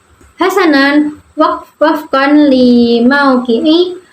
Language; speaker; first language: Arabic; non-native, learner; Indonesian